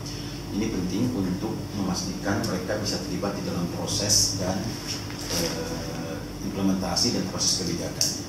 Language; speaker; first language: Indonesian; native; Indonesian